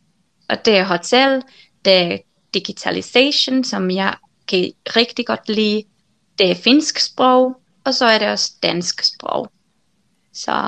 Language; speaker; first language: Danish; non-native, fluent; Finnish